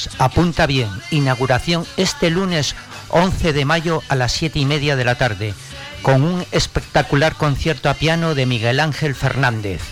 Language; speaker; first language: Spanish; native; Spanish